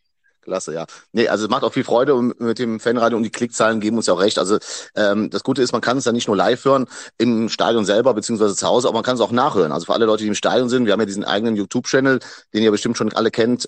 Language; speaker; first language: German; native; German